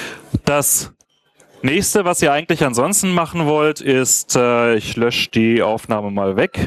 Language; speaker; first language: German; native; German